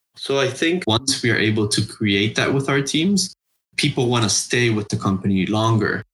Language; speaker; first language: English; non-native, fluent; Spanish